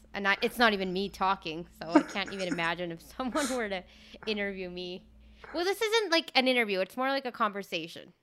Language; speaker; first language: English; early bilingual, other home language; Spanish